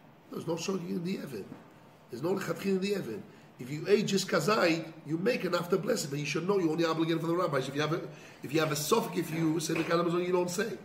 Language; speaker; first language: English; non-native, fluent; Hebrew